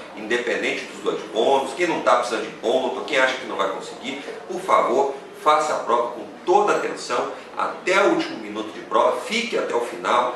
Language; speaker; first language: Portuguese; native; Portuguese